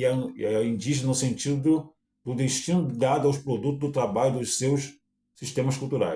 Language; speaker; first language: Portuguese; native; Portuguese